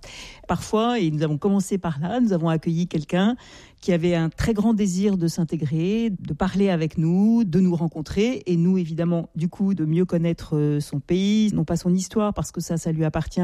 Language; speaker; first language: French; native; French